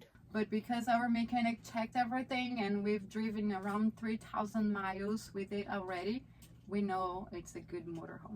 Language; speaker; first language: English; non-native, fluent; Portuguese